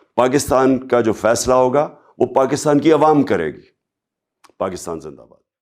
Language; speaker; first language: Urdu; native; Urdu